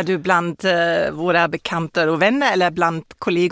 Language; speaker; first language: Swedish; non-native, fluent; German